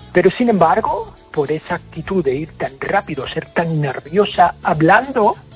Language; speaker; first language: Spanish; non-native, fluent; English